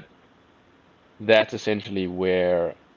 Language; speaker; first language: English; native; English